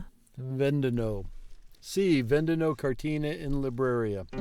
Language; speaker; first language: Italian; non-native, learner; English